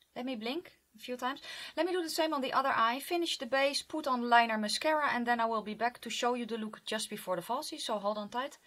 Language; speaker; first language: English; non-native, fluent; Dutch